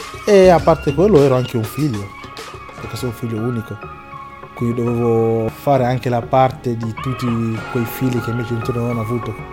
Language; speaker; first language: Italian; non-native, fluent; Lingala